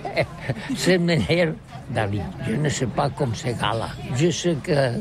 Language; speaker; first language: French; non-native, local second language; Catalan